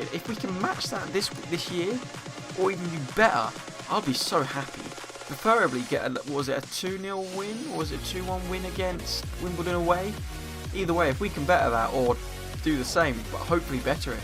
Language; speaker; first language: English; native; English